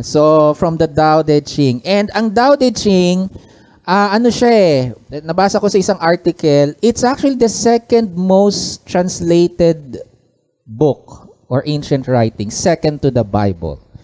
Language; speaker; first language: English; non-native, local second language; Filipino